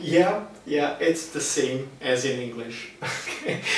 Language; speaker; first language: English; non-native, fluent; Italian